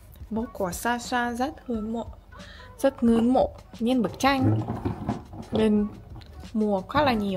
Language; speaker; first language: Vietnamese; non-native, learner; Russian